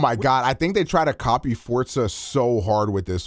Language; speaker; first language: English; native; English